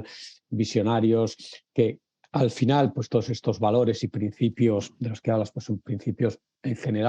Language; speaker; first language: Spanish; native; Spanish